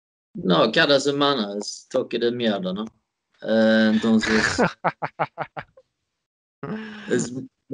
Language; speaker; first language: Spanish; non-native, learner; Swedish